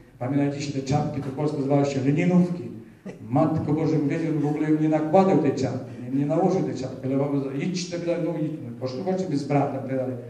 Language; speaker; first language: Polish; early bilingual, heritage; Polish